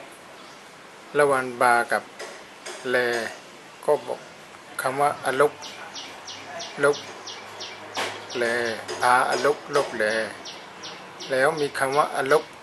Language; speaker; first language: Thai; non-native, fluent; Burmese